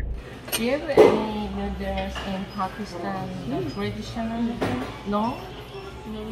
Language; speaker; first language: English; non-native, learner; Korean